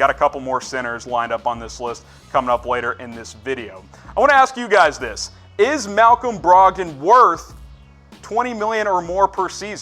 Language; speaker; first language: English; native; English